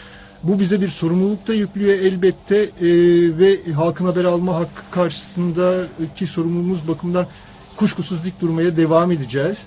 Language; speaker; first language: Turkish; native; Turkish